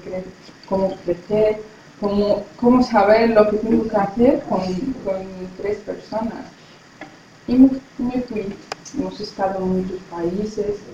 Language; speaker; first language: Spanish; non-native, fluent; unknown